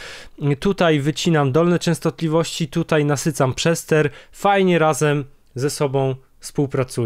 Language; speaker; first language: Polish; native; Polish